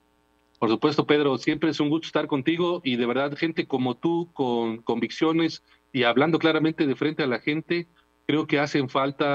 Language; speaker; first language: Spanish; native; Spanish